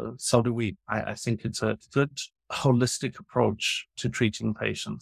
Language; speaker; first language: English; native; English